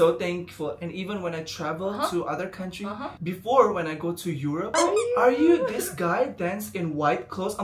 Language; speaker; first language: English; non-native, fluent; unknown